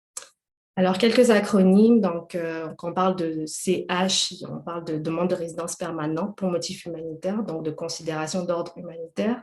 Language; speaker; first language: French; native; French